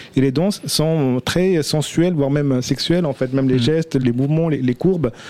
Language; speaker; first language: French; early bilingual, other home language; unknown